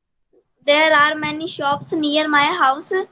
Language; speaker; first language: English; non-native, learner; Hindi